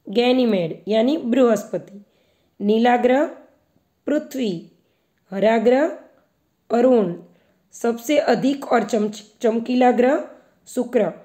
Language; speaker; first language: Hindi; non-native, local second language; Gujarati